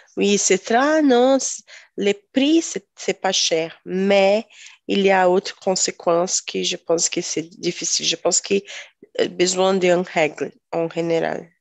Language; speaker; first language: French; non-native, learner; Portuguese